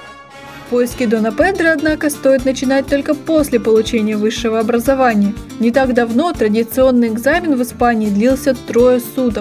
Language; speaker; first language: Russian; native; Russian